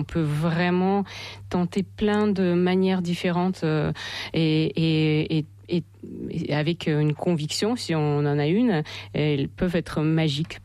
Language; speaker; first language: French; non-native, fluent; Russian